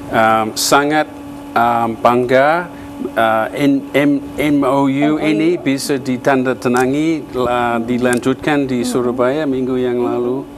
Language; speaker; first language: Indonesian; non-native, fluent; English